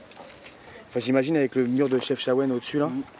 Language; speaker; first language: French; native; French